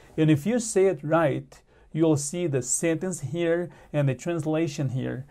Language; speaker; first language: English; non-native, fluent; Portuguese